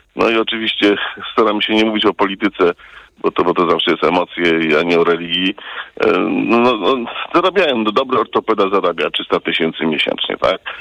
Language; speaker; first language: Polish; early bilingual, heritage; Polish